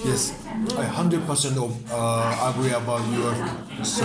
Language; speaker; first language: English; non-native, learner; Japanese